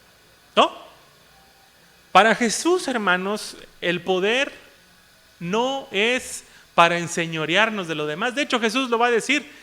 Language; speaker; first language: Spanish; native; Spanish